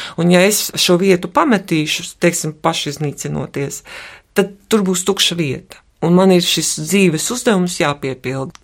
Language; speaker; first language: Latvian; native; Latvian